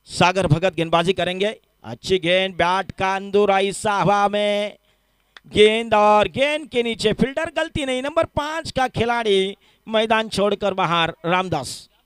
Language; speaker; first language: Hindi; non-native, local second language; Marathi